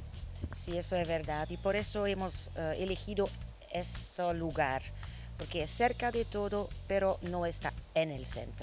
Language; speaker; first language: Spanish; non-native, learner; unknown